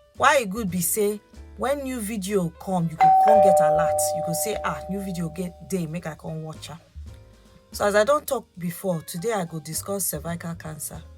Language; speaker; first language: Nigerian Pidgin; non-native, local second language; Yoruba